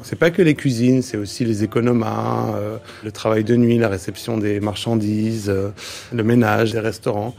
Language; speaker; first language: French; native; French